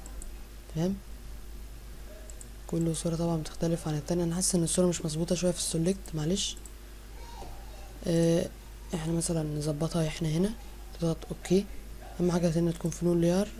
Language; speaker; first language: Arabic; native; Arabic